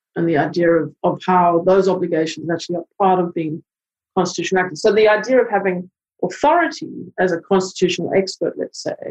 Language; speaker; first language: English; native; English